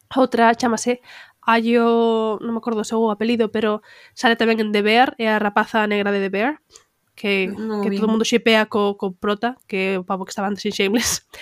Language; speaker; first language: Galician; non-native, local second language; Spanish